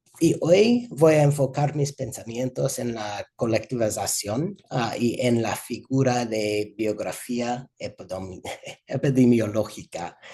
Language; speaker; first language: Spanish; non-native, fluent; English